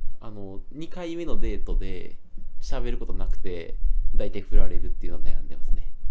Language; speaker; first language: Japanese; native; Japanese